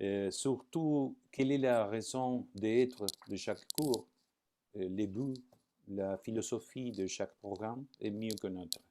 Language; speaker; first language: French; non-native, fluent; Spanish